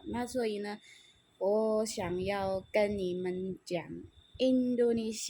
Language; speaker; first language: Chinese; non-native, fluent; Indonesian